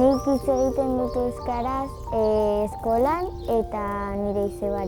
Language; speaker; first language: Basque; non-native, local second language; Spanish